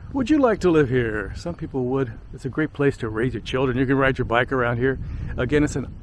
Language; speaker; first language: English; native; English